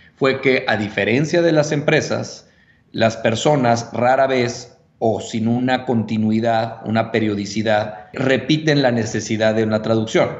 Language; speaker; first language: Spanish; native; Spanish